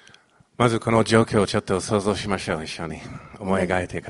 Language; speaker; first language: Japanese; non-native, fluent; Chinese